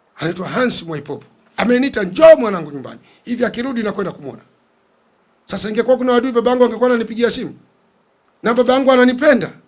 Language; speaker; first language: Swahili; native; Swahili